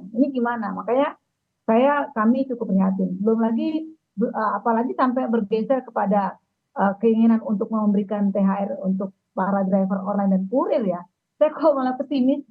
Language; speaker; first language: Indonesian; native; Indonesian